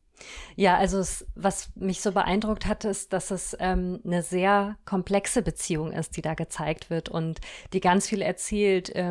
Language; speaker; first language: German; native; German